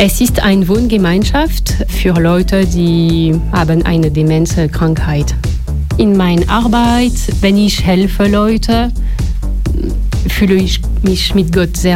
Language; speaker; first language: German; non-native, learner; French